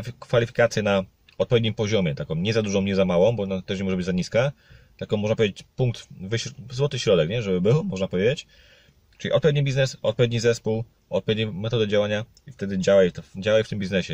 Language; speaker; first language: Polish; native; Polish